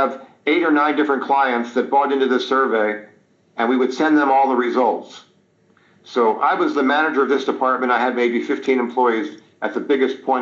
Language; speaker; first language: English; native; English